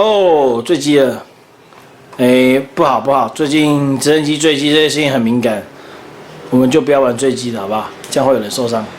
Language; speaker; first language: Chinese; native; Chinese